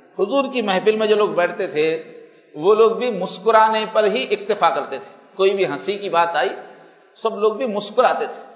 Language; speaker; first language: Urdu; native; Urdu